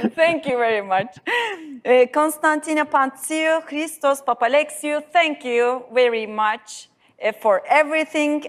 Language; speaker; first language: English; non-native, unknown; Turkish